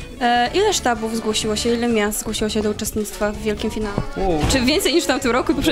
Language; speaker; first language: Polish; native; Polish